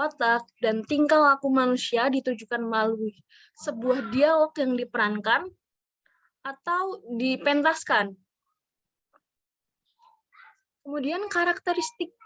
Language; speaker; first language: Indonesian; native; Indonesian